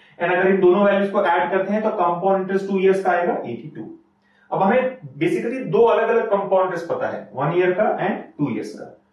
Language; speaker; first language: Hindi; native; Hindi